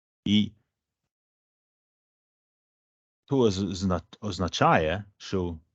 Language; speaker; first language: Ukrainian; non-native, fluent; English